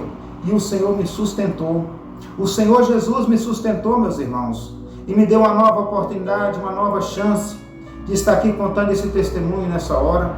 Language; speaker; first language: Portuguese; native; Portuguese